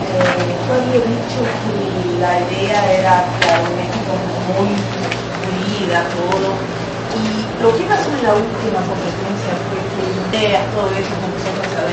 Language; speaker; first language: Spanish; non-native, learner; Portuguese